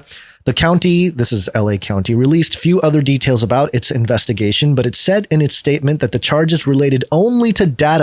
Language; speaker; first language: English; native; English